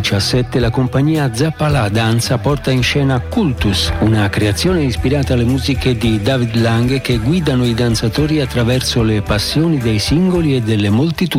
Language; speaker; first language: Italian; native; Italian